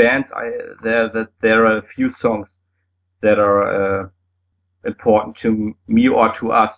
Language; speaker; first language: English; non-native, fluent; German